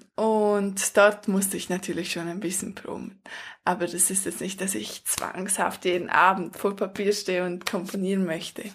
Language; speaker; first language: German; native; German